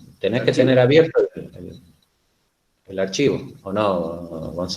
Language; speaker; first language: Spanish; native; Spanish